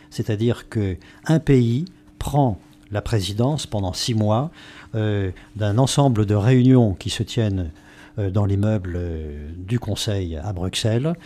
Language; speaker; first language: French; native; French